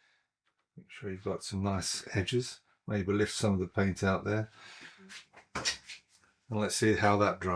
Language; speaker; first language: English; native; English